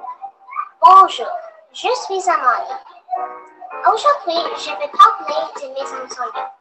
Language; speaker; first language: French; non-native, learner; English